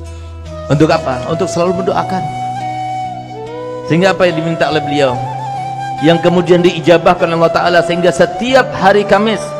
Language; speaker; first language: Indonesian; native; Indonesian